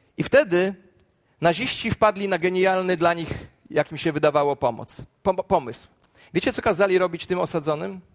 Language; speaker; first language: Polish; native; Polish